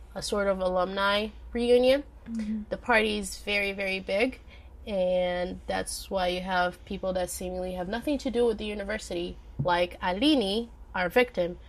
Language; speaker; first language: English; non-native, fluent; Portuguese